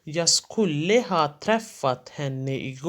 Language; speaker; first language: Swedish; non-native, fluent; Urdu